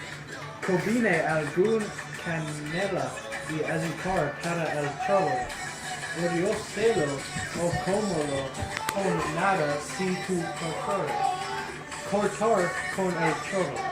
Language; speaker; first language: Spanish; non-native, learner; English